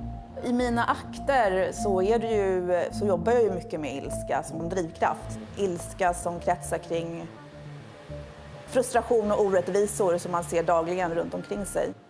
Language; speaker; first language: Swedish; native; Swedish